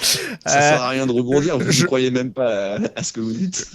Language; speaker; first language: French; native; French